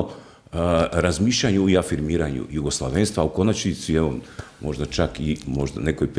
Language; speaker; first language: Croatian; native; Croatian